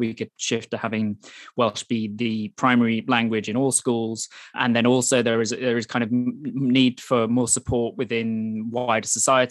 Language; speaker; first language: English; native; English